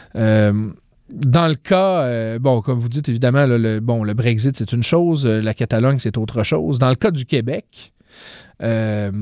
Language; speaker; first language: French; native; French